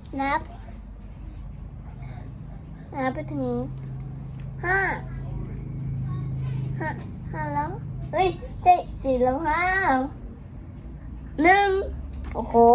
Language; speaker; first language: Thai; native; Thai